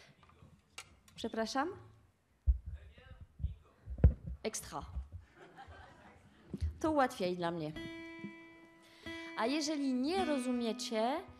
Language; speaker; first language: Polish; non-native, learner; French